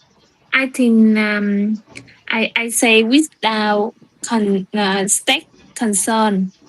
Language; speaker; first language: English; non-native, learner; Vietnamese